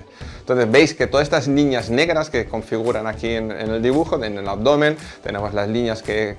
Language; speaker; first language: Spanish; native; Spanish